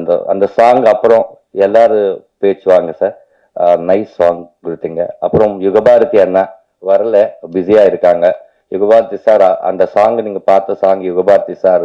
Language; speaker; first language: Tamil; non-native, learner; Telugu